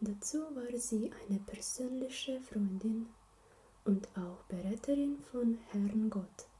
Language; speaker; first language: German; non-native, learner; Slovenian